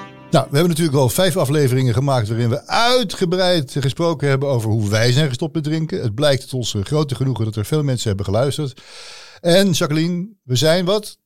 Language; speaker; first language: Dutch; native; Dutch